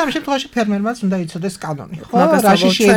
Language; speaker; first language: Georgian; native; Georgian